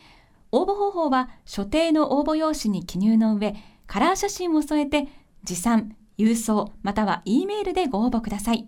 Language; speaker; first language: Japanese; native; Japanese